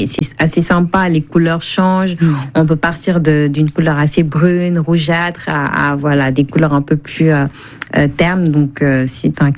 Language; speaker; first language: French; non-native, local second language; Wolof